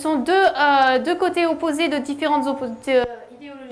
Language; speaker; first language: French; native; French